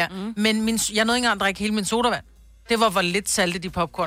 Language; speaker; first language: Danish; native; Danish